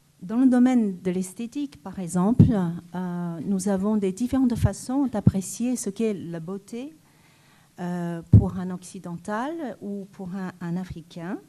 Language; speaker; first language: French; non-native, fluent; Chinese